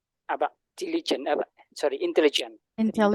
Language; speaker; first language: English; non-native, learner; Indonesian